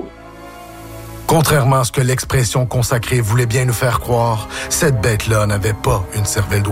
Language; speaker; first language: French; native; French